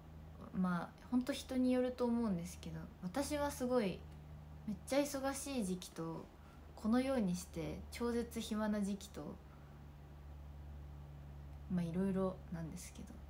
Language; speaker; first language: Japanese; native; Japanese